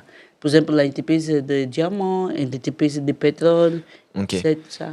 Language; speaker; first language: French; non-native, learner; Portuguese